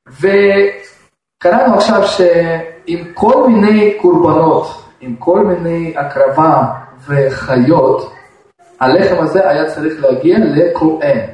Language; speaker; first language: Hebrew; non-native, fluent; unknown